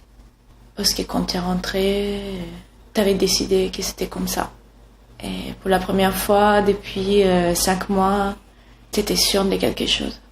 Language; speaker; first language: French; non-native, fluent; Italian